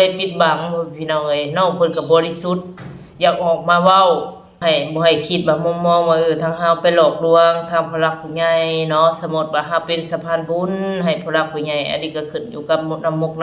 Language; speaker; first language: Thai; non-native, local second language; Lao